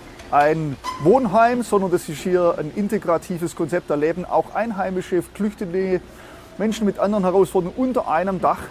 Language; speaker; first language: German; native; German